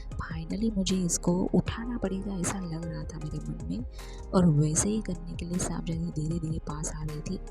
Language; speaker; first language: Hindi; non-native, local second language; Marathi